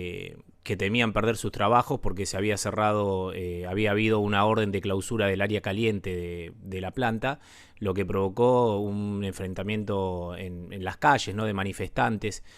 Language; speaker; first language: Spanish; native; Spanish